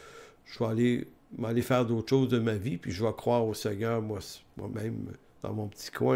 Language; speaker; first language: French; native; French